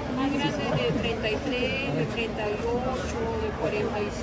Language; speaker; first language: Spanish; native; Spanish